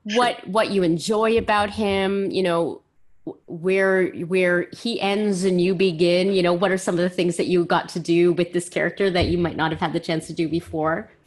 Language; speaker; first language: English; native; English